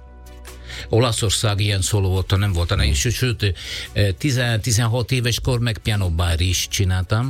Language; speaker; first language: Hungarian; non-native, fluent; Italian